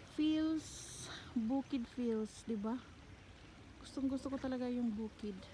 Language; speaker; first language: Filipino; non-native, local second language; Cebuano